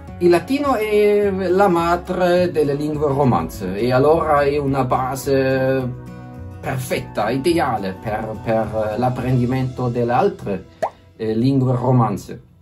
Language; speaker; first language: Italian; non-native, fluent; German